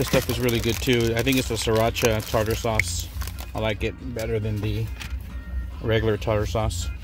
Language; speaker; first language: English; native; English